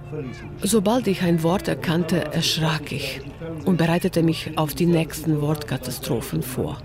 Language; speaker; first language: German; non-native, fluent; Bosnian